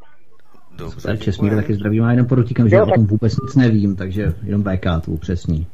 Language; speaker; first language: Czech; native; Czech